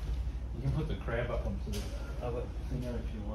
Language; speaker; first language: English; native; English